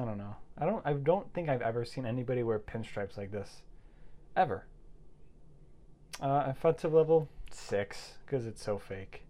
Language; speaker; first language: English; native; English